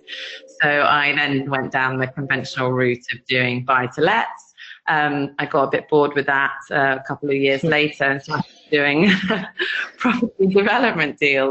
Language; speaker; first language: English; native; English